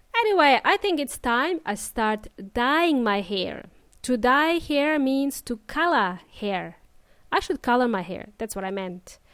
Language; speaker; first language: English; native; English